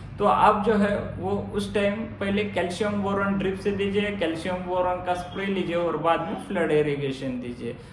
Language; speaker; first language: Hindi; non-native, local second language; Marathi